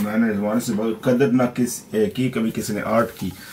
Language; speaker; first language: Urdu; early bilingual, other home language; Punjabi